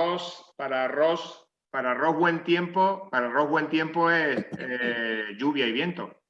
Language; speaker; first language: Spanish; native; Spanish